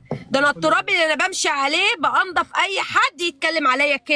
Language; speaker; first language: Arabic; native; Arabic